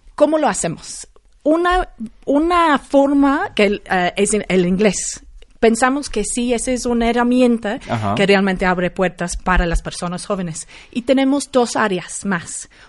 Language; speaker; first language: Spanish; non-native, fluent; English